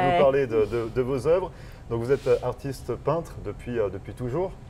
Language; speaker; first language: French; native; French